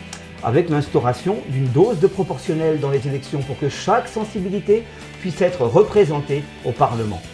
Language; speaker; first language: French; native; French